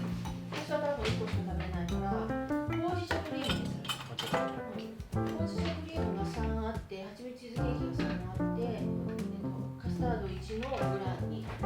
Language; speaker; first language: Japanese; native; Japanese